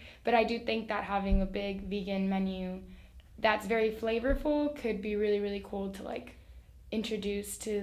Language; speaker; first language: English; early bilingual, other home language; Spanish